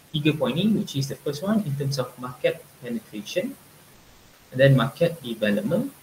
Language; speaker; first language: English; non-native, local second language; Malay